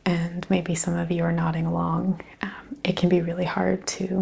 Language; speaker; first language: English; native; English